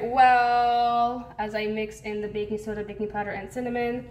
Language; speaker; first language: English; native; English